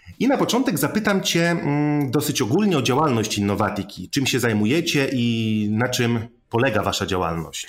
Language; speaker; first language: Polish; native; Polish